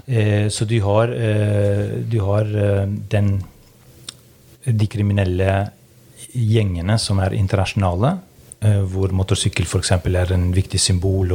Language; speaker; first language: Norwegian; non-native, fluent; Albanian